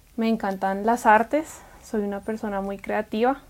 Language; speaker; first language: Spanish; native; Spanish